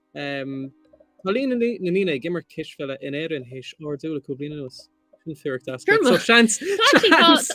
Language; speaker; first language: Irish; non-native, local second language; English